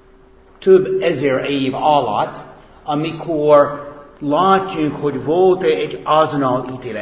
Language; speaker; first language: Hungarian; non-native, fluent; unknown